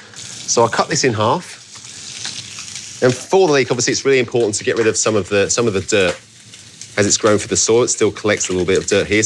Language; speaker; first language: English; native; English